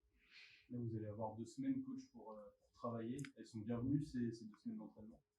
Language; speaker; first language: French; native; French